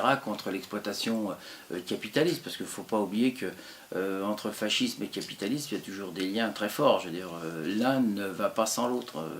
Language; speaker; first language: French; early bilingual, other home language; Italian